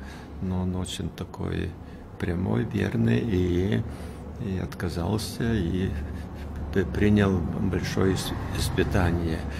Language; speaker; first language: Russian; non-native, fluent; Lithuanian